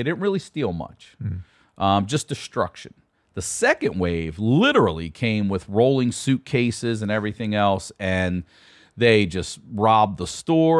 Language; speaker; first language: English; native; English